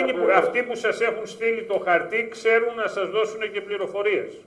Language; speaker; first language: Greek; native; Greek